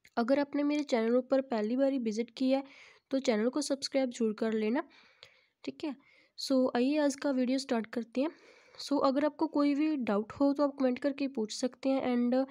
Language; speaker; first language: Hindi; non-native, local second language; Punjabi